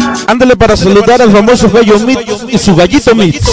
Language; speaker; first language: Spanish; native; Spanish